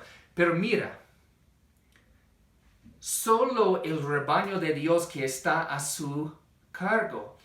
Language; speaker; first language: Spanish; non-native, fluent; English